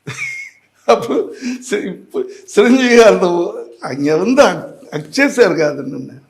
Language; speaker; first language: Telugu; non-native, learner; Tamil